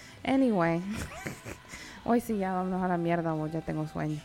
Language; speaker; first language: Spanish; early bilingual, heritage; Spanish